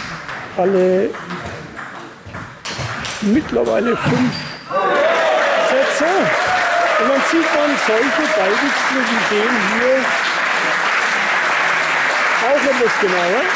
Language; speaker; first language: German; native; German